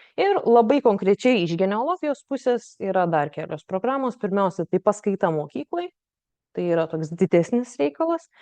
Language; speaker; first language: Lithuanian; native; Lithuanian